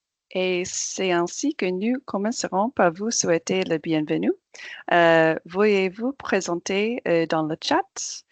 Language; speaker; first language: French; non-native, fluent; English